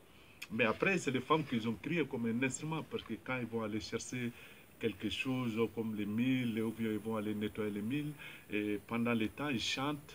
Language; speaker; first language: French; non-native, local second language; Bambara